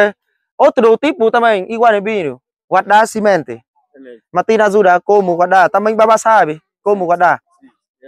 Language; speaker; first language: Portuguese; non-native, learner; Vietnamese